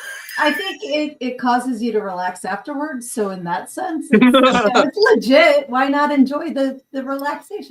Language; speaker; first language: English; native; English